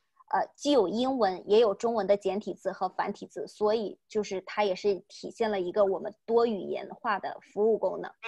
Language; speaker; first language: Chinese; native; Chinese